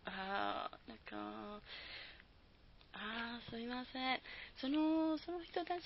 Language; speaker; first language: Japanese; non-native, learner; Spanish